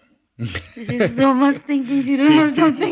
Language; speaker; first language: English; non-native, local second language; Cebuano